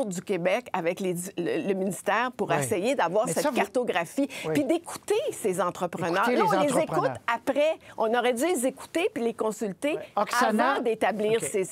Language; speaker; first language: French; native; French